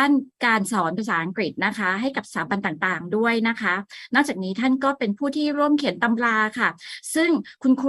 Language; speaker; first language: Thai; native; Thai